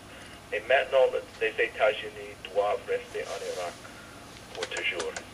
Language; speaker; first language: French; non-native, fluent; English